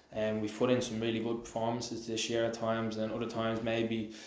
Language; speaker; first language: English; native; English